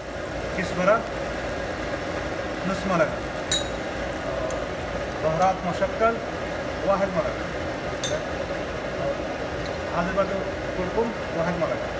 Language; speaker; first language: Arabic; non-native, learner; Urdu